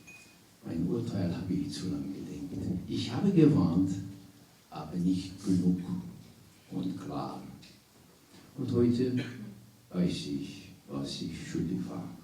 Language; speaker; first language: German; non-native, fluent; English